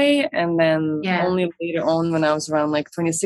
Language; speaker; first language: English; non-native, fluent; Russian